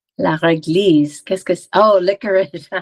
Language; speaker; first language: French; non-native, learner; English